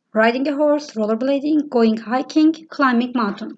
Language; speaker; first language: English; non-native, fluent; Turkish